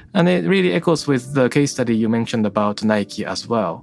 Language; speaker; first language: English; non-native, fluent; Japanese